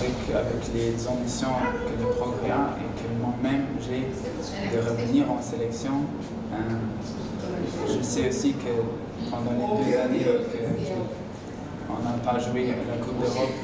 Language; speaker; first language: French; non-native, local second language; Luxembourgish